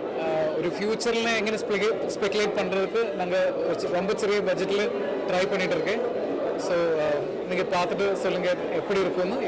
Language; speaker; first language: Tamil; non-native, learner; Malayalam